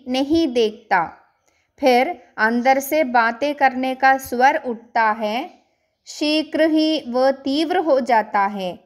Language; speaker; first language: Hindi; non-native, local second language; Malayalam